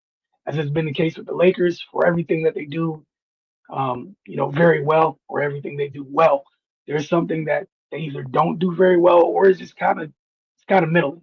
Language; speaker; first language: English; native; English